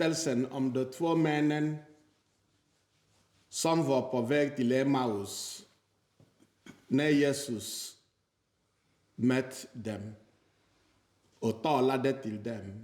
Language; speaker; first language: Swedish; non-native, fluent; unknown